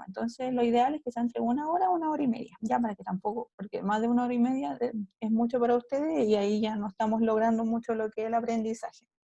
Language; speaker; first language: Spanish; native; Spanish